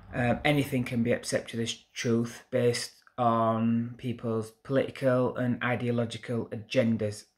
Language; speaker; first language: English; native; English